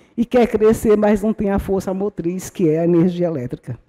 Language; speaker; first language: Portuguese; native; Portuguese